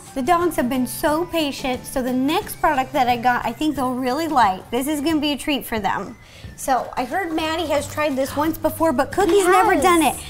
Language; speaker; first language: English; native; English